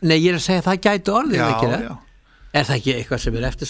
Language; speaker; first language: Icelandic; native; Icelandic